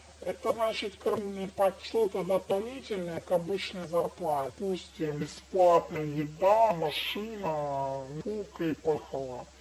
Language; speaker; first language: Russian; non-native, learner; English